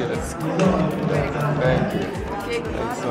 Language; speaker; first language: English; non-native, fluent; Persian